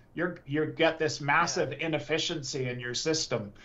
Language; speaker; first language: English; native; English